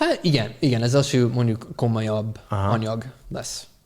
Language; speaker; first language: Hungarian; non-native, fluent; English